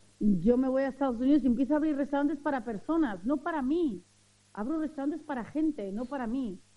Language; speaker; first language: Spanish; early bilingual, other home language; Arabic